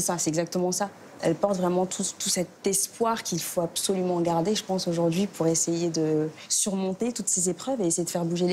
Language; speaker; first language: French; native; French